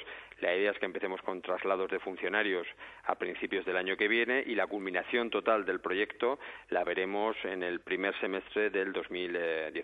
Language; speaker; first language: Spanish; native; Spanish